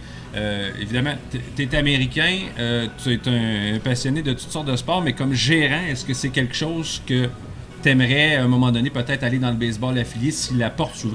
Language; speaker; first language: French; native; French